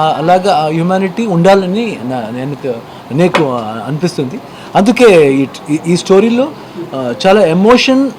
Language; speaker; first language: Telugu; non-native, learner; Kannada